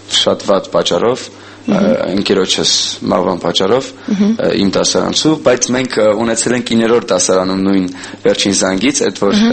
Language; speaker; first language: Armenian; early bilingual, heritage; Armenian